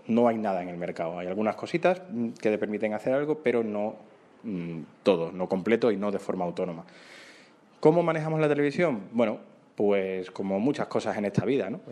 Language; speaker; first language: Spanish; native; Spanish